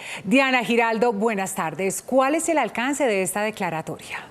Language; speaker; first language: Spanish; native; Spanish